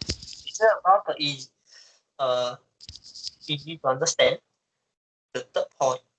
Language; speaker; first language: English; non-native, local second language; Chinese